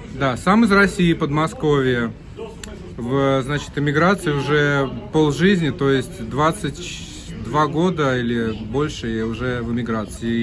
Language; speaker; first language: Russian; native; Russian